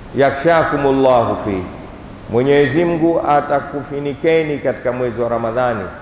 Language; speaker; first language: Swahili; native; Swahili